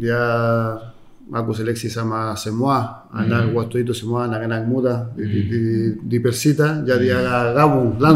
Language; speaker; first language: Indonesian; non-native, fluent; Spanish